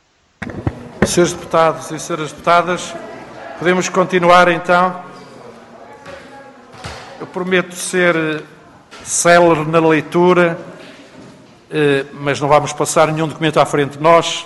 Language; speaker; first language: Portuguese; native; Portuguese